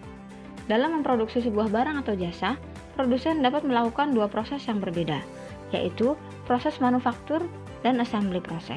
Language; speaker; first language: Indonesian; native; Indonesian